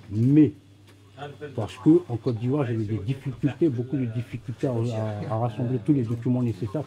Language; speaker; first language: French; early bilingual, other home language; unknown